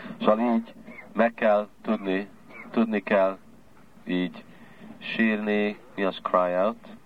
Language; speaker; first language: Hungarian; early bilingual, heritage; Hungarian